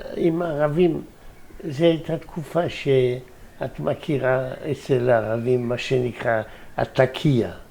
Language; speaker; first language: Hebrew; non-native, fluent; French